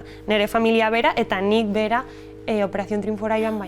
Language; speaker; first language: Basque; non-native, local second language; Spanish